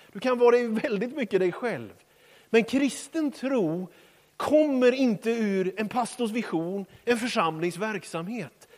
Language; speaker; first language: Swedish; native; Swedish